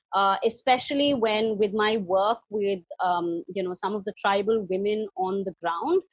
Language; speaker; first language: English; non-native, local second language; Hindi